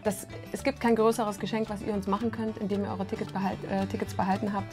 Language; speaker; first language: German; native; German